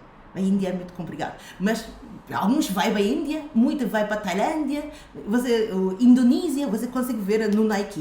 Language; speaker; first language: Portuguese; non-native, fluent; Chinese